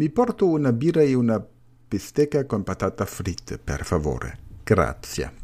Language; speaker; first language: Italian; non-native, fluent; German